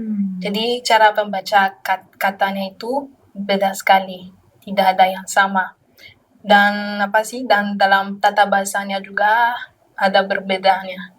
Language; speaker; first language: Indonesian; non-native, learner; Malagasy